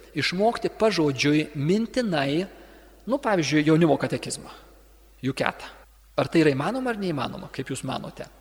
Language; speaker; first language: Lithuanian; native; Lithuanian